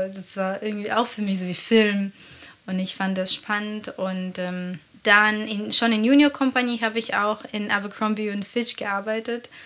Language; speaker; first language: German; non-native, fluent; Latvian